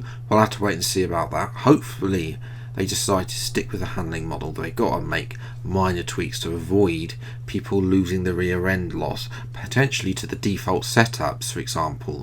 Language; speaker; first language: English; native; English